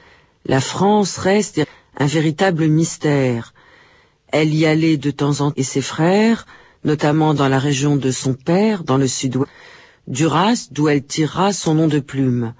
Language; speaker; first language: French; native; French